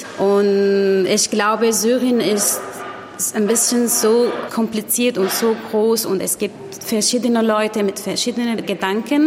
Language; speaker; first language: German; non-native, learner; Arabic